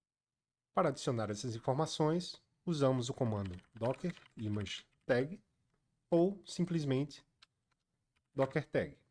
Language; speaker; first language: Portuguese; native; Portuguese